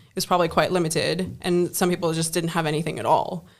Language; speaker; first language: English; non-native, fluent; German